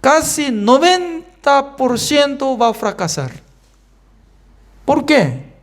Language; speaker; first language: Spanish; non-native, fluent; Korean